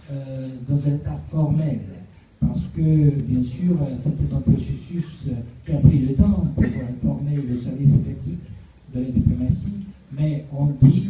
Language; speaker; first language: French; non-native, fluent; Russian